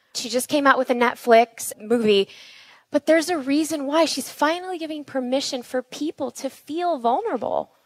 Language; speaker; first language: English; native; English